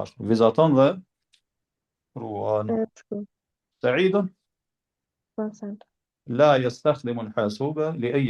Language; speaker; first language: Arabic; non-native, fluent; Albanian